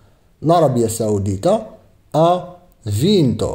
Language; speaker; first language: Italian; non-native, fluent; Arabic